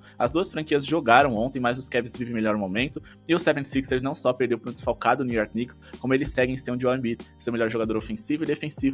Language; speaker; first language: Portuguese; native; Portuguese